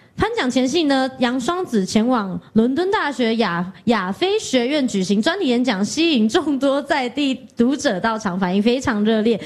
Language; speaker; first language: Chinese; native; Chinese